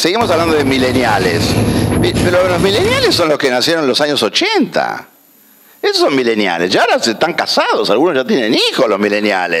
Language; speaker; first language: Spanish; native; Spanish